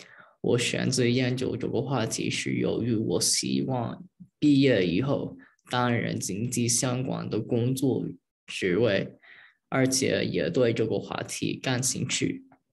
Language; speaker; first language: Chinese; early bilingual, heritage; Chinese